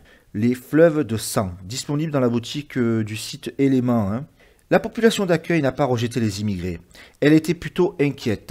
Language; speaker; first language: French; native; French